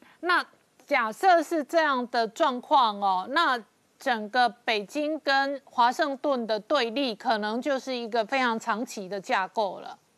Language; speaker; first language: Chinese; native; Chinese